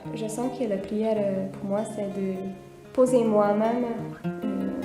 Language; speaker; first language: French; non-native, fluent; Hungarian